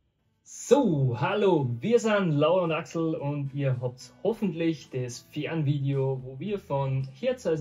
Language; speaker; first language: German; native; German